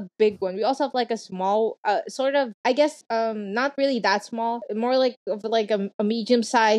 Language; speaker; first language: English; non-native, local second language; Filipino